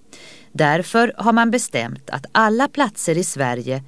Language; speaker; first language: Swedish; native; Swedish